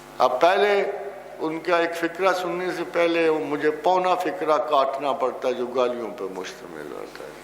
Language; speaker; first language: Urdu; non-native, local second language; Punjabi